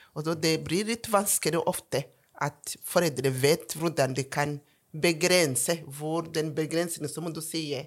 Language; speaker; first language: Norwegian; non-native, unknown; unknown